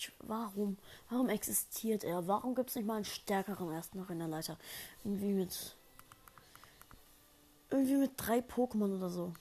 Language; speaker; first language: German; native; German